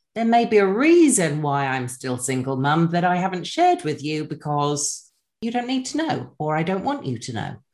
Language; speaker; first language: English; native; English